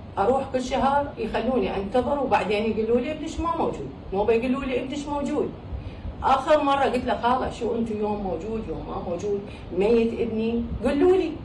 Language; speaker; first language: Arabic; native; Arabic